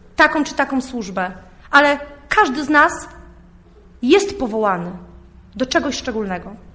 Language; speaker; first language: Polish; early bilingual, heritage; Polish